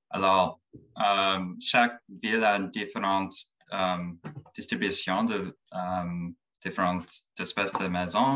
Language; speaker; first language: French; non-native, learner; English